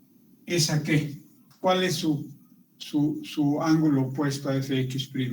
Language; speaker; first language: Spanish; native; Spanish